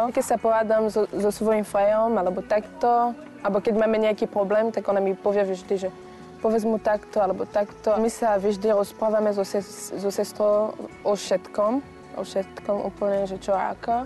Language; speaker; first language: Slovak; non-native, fluent; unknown